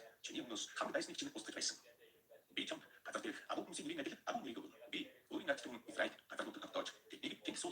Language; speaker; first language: Mongolian; native; Mongolian